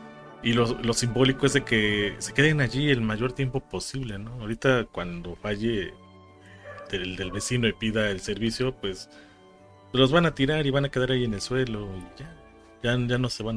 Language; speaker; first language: Spanish; native; Spanish